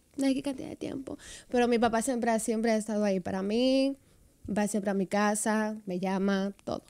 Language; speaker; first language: Spanish; native; Spanish